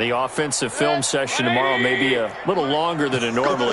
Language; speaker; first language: English; native; English